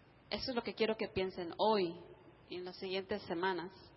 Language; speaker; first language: Spanish; native; Spanish